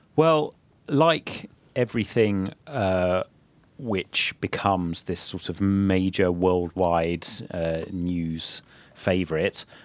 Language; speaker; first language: English; native; English